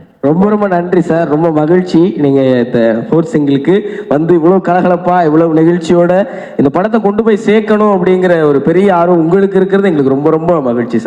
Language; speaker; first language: Tamil; native; Tamil